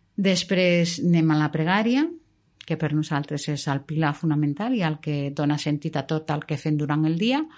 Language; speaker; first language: Catalan; non-native, local second language; Spanish